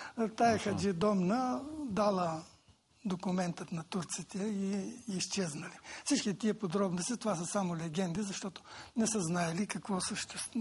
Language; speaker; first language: Bulgarian; native; Bulgarian